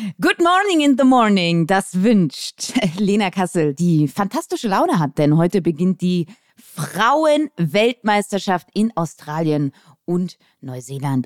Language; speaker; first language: German; native; German